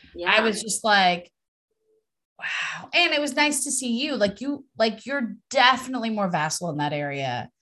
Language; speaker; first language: English; native; English